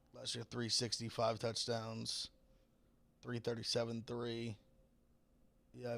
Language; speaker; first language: English; native; English